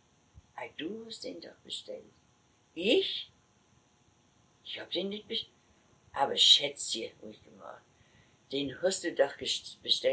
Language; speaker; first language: German; native; German